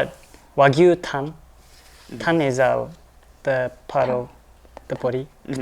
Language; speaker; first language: English; non-native, learner; Japanese